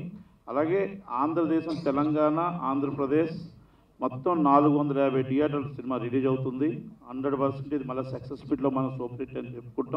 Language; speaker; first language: Telugu; native; Telugu